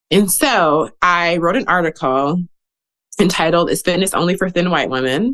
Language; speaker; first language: English; native; English